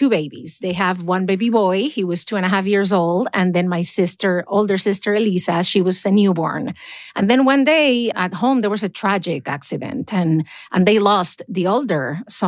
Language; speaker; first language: English; non-native, fluent; Spanish